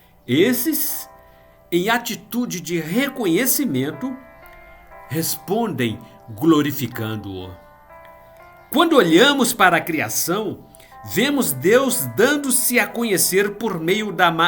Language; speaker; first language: Portuguese; native; Portuguese